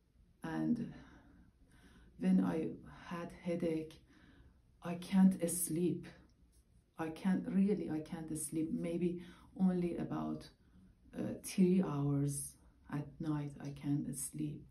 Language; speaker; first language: English; non-native, learner; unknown